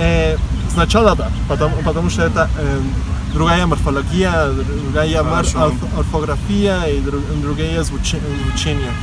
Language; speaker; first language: Russian; non-native, learner; Spanish